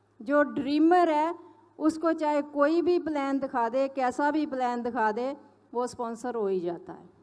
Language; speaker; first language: Hindi; non-native, local second language; Punjabi